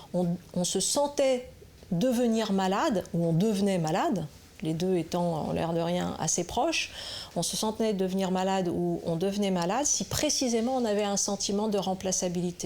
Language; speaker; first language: French; native; French